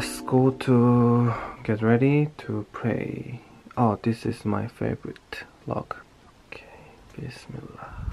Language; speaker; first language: English; non-native, learner; Korean